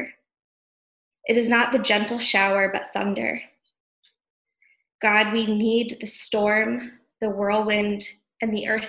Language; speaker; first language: English; native; English